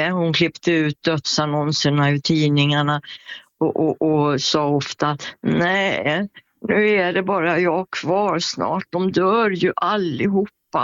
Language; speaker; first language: Swedish; native; Swedish